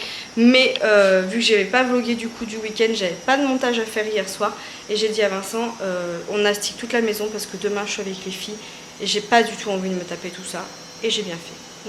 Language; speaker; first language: French; native; French